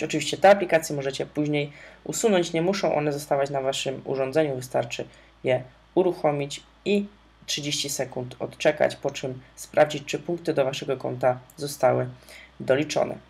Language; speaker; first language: Polish; native; Polish